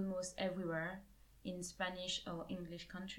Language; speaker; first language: English; non-native, fluent; French